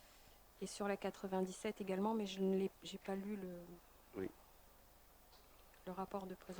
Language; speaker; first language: French; native; French